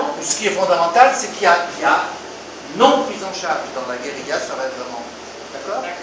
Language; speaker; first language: French; native; French